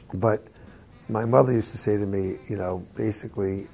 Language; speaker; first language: English; native; English